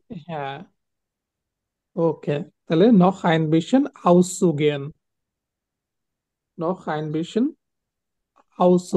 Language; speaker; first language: German; non-native, fluent; Bangla